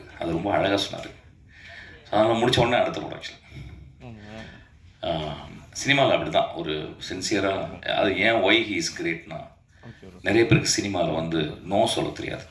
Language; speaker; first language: Tamil; native; Tamil